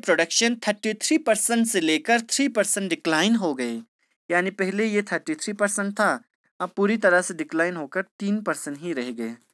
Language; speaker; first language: Hindi; non-native, local second language; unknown